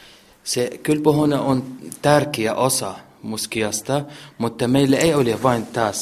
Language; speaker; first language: Finnish; non-native, learner; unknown